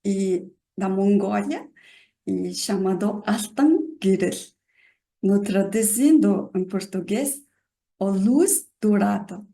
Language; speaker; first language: Portuguese; non-native, learner; Mongolian